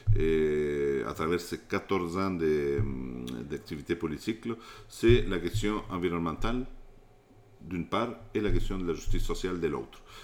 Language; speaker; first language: French; non-native, fluent; Spanish